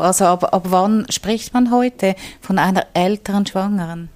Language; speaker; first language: German; native; German